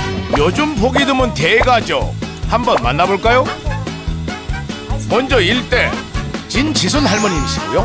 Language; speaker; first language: Korean; native; Korean